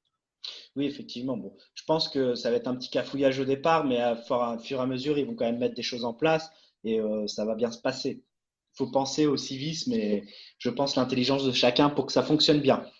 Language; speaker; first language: French; native; French